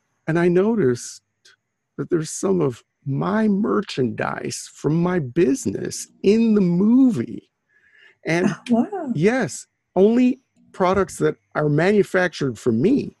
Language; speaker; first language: English; native; English